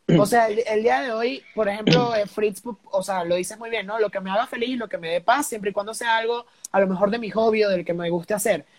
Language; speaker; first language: Spanish; native; Spanish